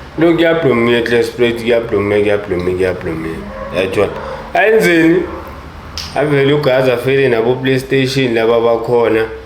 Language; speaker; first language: Zulu; native; Zulu